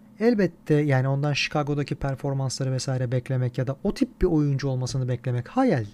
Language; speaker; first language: Turkish; native; Turkish